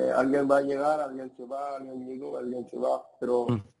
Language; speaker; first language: Spanish; non-native, fluent; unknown